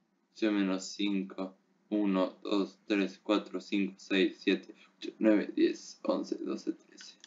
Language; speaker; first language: Spanish; native; Spanish